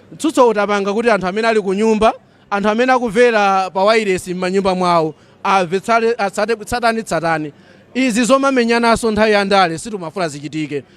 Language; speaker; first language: Nyanja; native; Nyanja